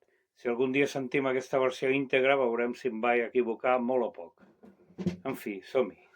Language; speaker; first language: Catalan; native; Catalan